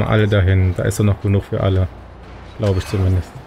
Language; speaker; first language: German; native; German